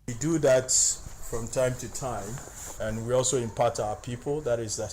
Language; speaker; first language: English; native; English